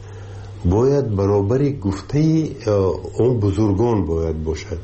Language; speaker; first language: Persian; native; Persian